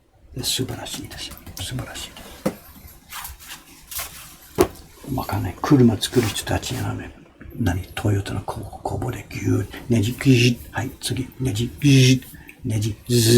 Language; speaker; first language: Japanese; non-native, fluent; English